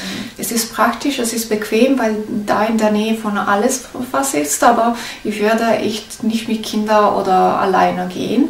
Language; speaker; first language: German; non-native, learner; Italian